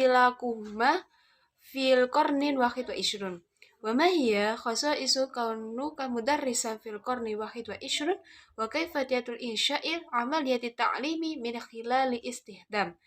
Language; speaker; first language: Arabic; non-native, learner; Indonesian